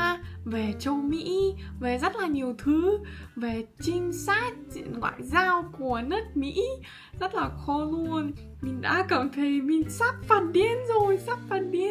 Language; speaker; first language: Vietnamese; non-native, fluent; Russian